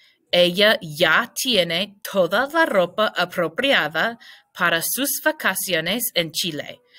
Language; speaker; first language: Spanish; non-native, fluent; English